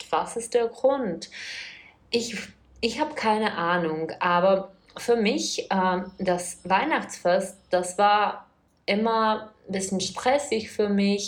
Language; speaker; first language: German; non-native, fluent; Czech